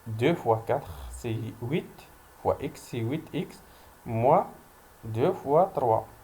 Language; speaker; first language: French; non-native, local second language; Arabic